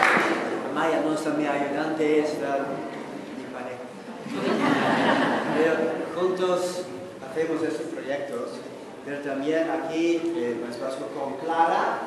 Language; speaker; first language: Spanish; non-native, learner; Dutch